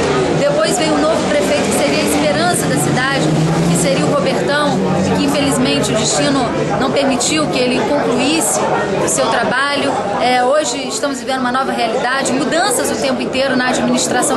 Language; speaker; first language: Portuguese; native; Portuguese